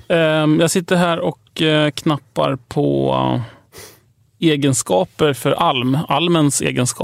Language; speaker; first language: Swedish; native; Swedish